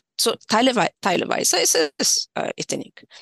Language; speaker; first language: German; non-native, learner; Tigrinya